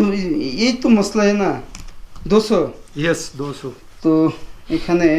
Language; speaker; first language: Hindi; non-native, learner; Bangla